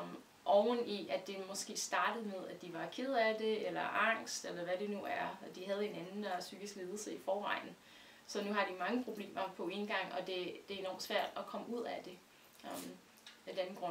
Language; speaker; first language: Danish; non-native, fluent; English